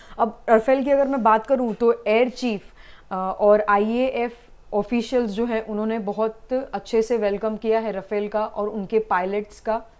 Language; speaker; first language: Hindi; non-native, local second language; Gujarati